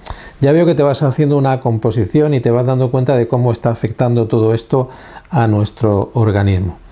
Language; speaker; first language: Spanish; native; Spanish